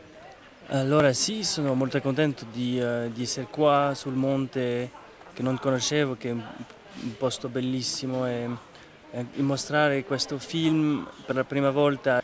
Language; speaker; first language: Italian; non-native, fluent; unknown